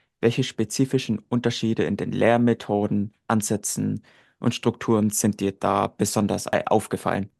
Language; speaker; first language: German; native; German